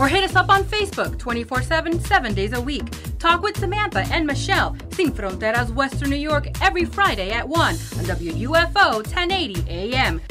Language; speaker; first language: English; early bilingual, other home language; Spanish